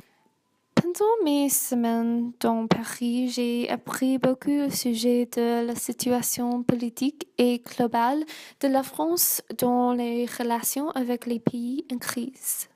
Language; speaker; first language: French; non-native, learner; English